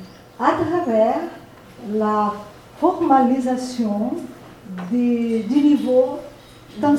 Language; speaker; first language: French; non-native, learner; Portuguese